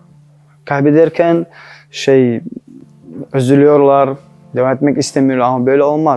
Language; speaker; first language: Turkish; non-native, learner; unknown